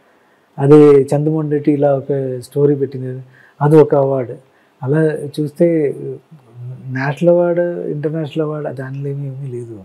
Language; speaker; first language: Telugu; non-native, learner; Malayalam